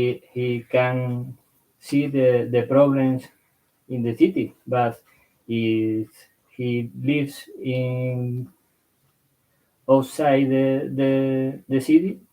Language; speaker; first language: English; non-native, learner; Spanish